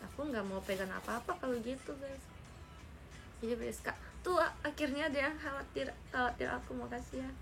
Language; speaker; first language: Indonesian; native; Indonesian